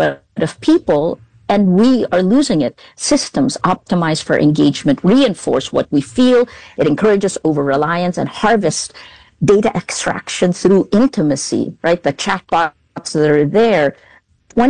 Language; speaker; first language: English; non-native, local second language; Filipino